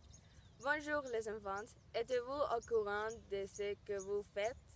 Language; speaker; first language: French; non-native, learner; Spanish